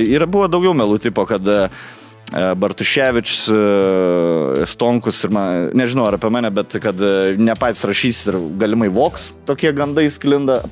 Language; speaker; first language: Lithuanian; native; Lithuanian